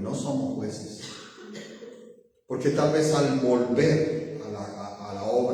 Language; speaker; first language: Spanish; native; Spanish